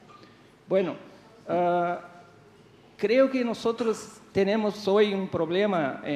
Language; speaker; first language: Spanish; non-native, fluent; Portuguese